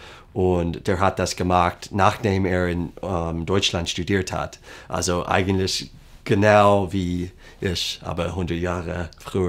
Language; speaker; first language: German; non-native, fluent; English